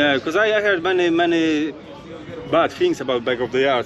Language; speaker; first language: English; non-native, learner; Polish